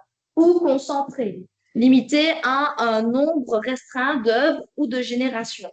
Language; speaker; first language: French; native; French